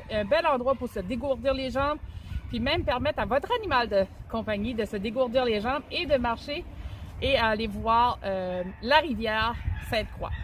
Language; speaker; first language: French; native; French